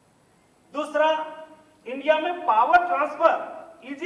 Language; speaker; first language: Hindi; non-native, local second language; Gujarati